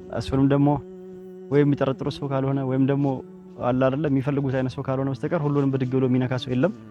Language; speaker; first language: Amharic; native; Amharic